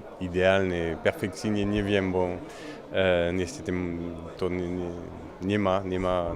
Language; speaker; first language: Polish; non-native, learner; French